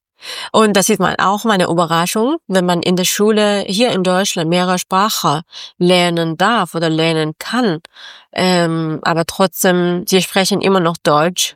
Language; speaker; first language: German; non-native, learner; Persian